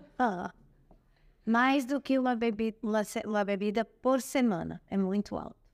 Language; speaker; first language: Portuguese; non-native, learner; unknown